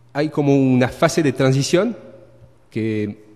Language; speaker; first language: Spanish; non-native, learner; French